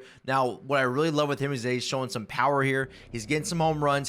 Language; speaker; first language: English; native; English